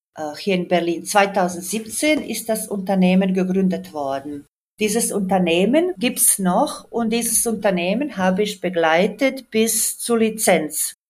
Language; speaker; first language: German; non-native, fluent; Croatian